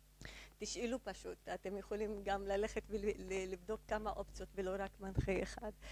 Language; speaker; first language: Hebrew; non-native, local second language; Arabic